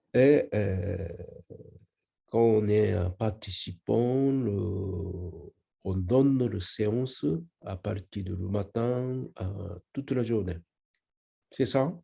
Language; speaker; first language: French; non-native, learner; Japanese